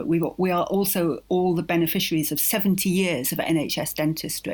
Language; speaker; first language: English; native; English